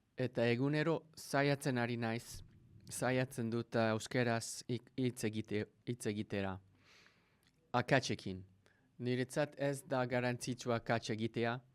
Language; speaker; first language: Basque; non-native, learner; English